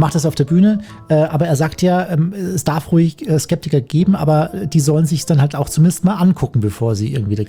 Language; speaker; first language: German; native; German